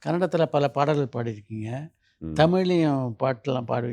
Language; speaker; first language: Tamil; native; Tamil